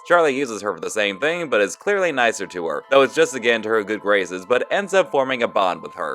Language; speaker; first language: English; native; English